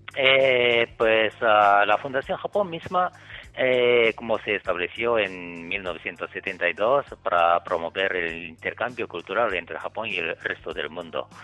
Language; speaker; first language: Spanish; non-native, learner; Japanese